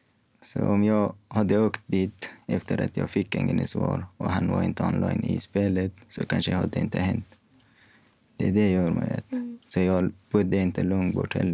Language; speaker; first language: Swedish; non-native, fluent; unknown